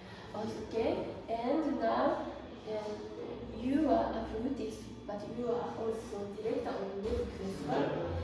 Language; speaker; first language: English; non-native, learner; Japanese